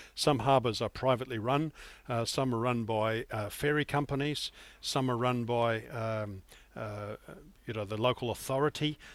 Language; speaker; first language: English; native; English